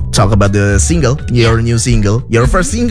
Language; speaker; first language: English; non-native, fluent; Indonesian